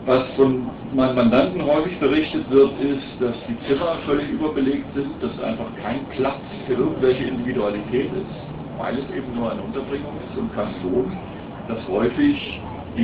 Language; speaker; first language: German; native; German